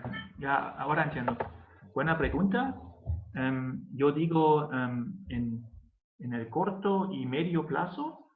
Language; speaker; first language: Spanish; non-native, learner; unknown